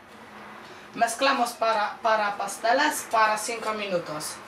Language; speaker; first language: Spanish; non-native, learner; Polish